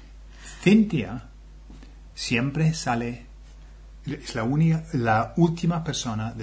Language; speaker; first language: Spanish; non-native, fluent; English